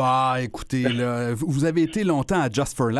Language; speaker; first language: French; native; French